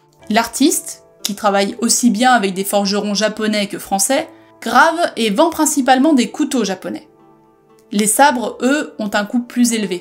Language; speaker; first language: French; native; French